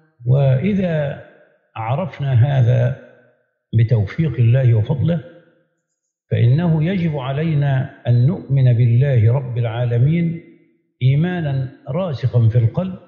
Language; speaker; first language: Arabic; native; Arabic